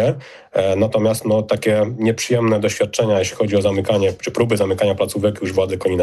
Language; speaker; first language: Polish; native; Polish